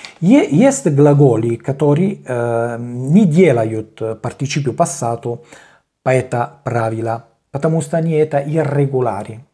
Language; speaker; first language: Russian; non-native, learner; Italian